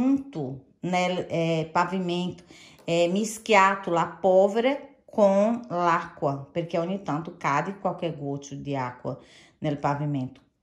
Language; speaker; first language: Italian; non-native, fluent; Portuguese